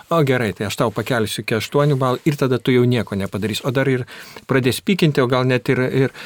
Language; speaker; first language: Lithuanian; native; Lithuanian